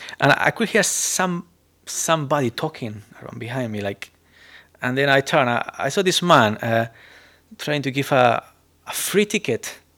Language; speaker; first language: English; non-native, fluent; Spanish